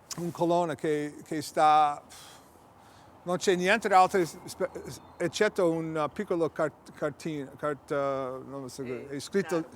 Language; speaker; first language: Italian; early bilingual, heritage; English